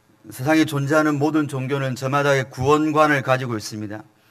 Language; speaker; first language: Korean; native; Korean